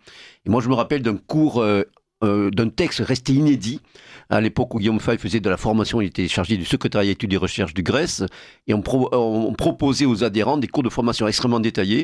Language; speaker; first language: French; native; French